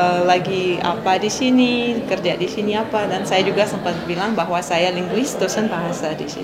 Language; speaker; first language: Indonesian; non-native, fluent; Russian